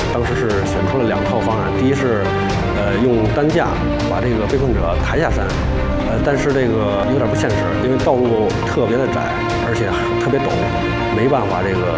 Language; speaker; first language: Chinese; native; Chinese